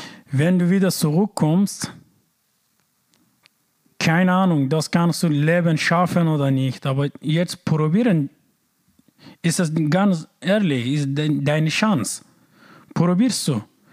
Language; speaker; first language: German; non-native, learner; Persian